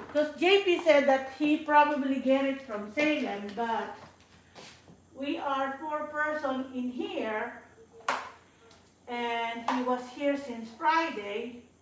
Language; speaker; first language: English; non-native, local second language; Filipino